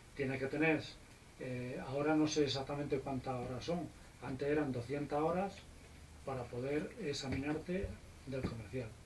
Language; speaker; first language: Spanish; native; Spanish